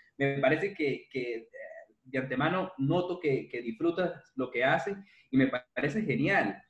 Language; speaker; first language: Spanish; native; Spanish